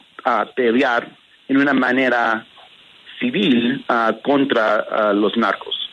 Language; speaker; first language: Spanish; early bilingual, heritage; Spanish